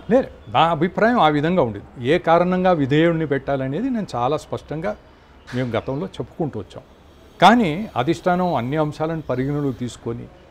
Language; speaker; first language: Telugu; native; Telugu